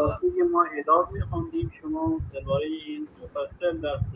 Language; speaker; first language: Persian; non-native, learner; Urdu